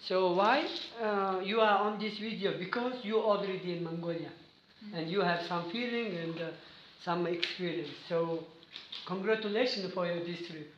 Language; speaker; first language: English; non-native, learner; Mongolian